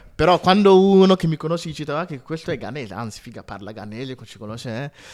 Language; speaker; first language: Italian; early bilingual, other home language; Akan